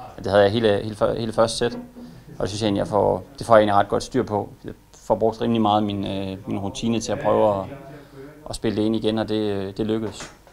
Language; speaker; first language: Danish; native; Danish